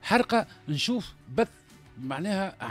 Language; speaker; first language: Arabic; native; Arabic